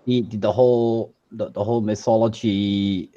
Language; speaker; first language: English; native; English